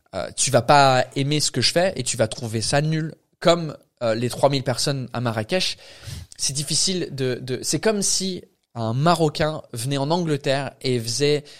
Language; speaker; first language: French; non-native, fluent; English